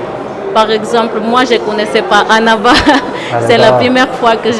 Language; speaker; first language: French; non-native, fluent; Portuguese